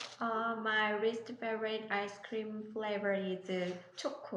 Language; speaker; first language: English; non-native, learner; Korean